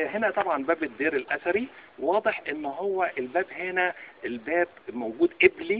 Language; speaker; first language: Arabic; native; Arabic